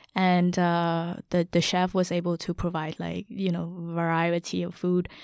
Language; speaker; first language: English; non-native, fluent; Vietnamese